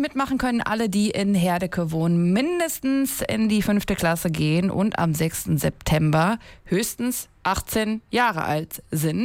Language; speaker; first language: German; native; German